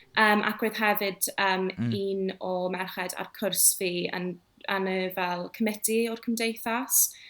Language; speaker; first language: Welsh; non-native, local second language; English